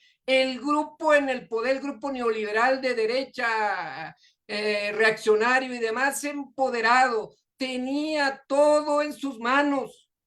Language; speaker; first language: Spanish; native; Spanish